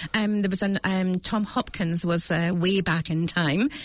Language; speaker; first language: English; native; English